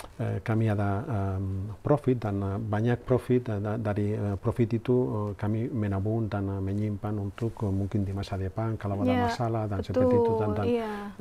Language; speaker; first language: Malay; non-native, learner; Spanish